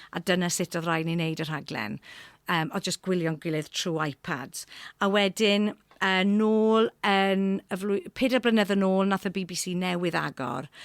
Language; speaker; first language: Welsh; non-native, local second language; English